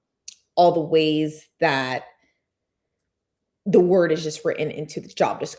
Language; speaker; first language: English; native; English